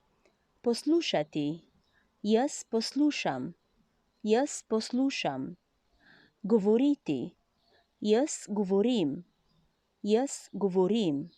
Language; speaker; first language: Slovenian; non-native, learner; Chinese